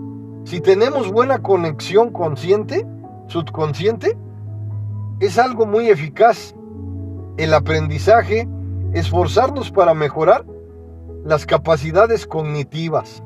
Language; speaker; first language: Spanish; native; Spanish